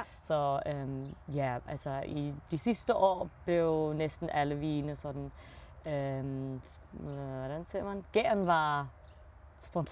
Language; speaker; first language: Danish; early bilingual, heritage; German